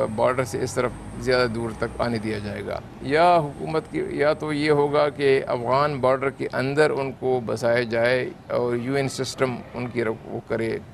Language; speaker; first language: Urdu; non-native, local second language; Pashto